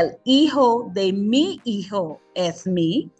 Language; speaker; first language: Spanish; non-native, fluent; English